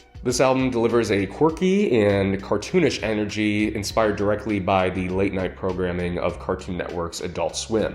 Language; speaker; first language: English; native; English